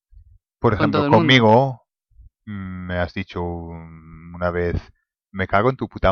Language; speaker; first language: Spanish; non-native, fluent; English